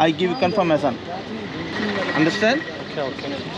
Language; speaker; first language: English; non-native, learner; Hindi